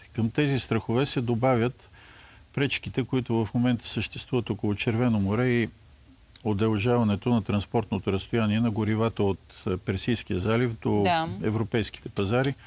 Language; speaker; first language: Bulgarian; native; Bulgarian